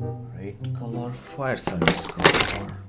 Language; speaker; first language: English; non-native, learner; Indonesian